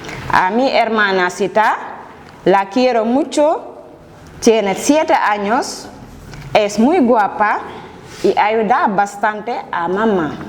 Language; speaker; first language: Spanish; non-native, fluent; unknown